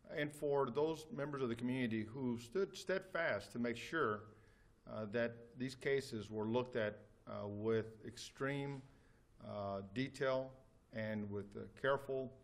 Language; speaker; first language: English; early bilingual, other home language; Spanish